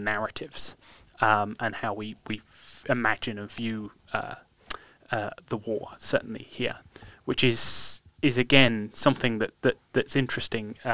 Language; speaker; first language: English; native; English